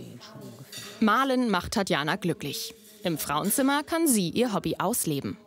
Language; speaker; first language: German; native; German